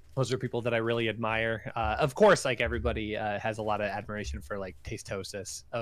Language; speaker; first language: English; native; English